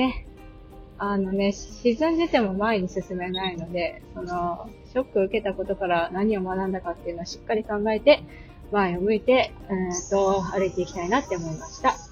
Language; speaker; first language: Japanese; native; Japanese